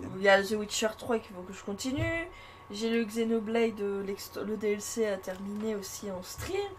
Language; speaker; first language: French; native; French